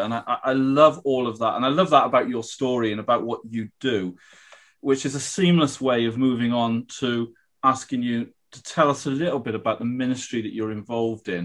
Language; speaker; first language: English; native; English